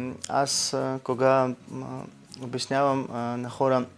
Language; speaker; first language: Bulgarian; non-native, learner; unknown